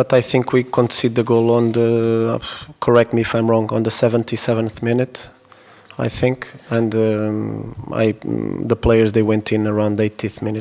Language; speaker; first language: English; non-native, fluent; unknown